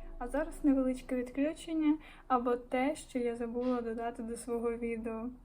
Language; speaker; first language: Ukrainian; native; Ukrainian